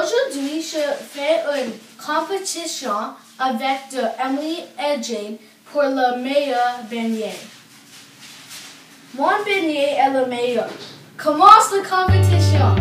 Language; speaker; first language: French; non-native, learner; English